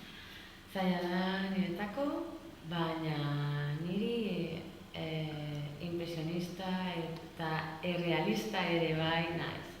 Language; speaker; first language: Basque; non-native, learner; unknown